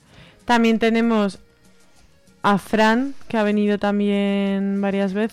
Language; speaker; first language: Spanish; native; Spanish